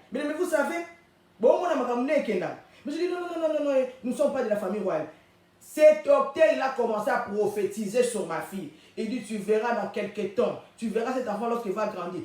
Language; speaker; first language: French; non-native, local second language; Lingala